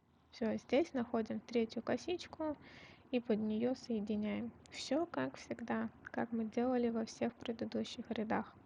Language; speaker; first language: Russian; native; Russian